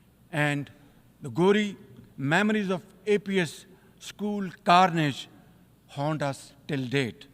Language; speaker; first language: English; non-native, local second language; Urdu